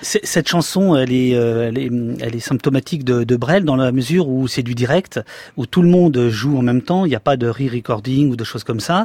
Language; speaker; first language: French; native; French